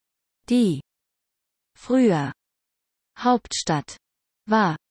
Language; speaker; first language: German; non-native, learner; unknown